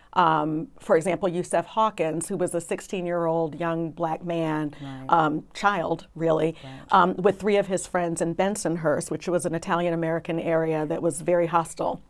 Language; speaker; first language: English; native; English